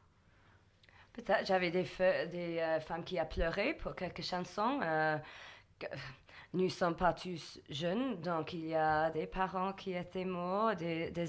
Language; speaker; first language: French; non-native, learner; English